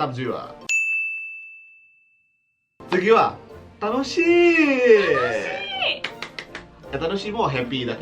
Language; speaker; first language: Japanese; non-native, fluent; Indonesian